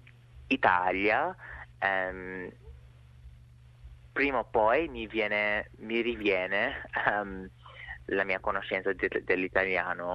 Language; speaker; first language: Italian; non-native, fluent; English